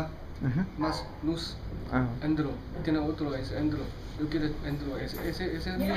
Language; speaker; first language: Spanish; non-native, learner; Chinese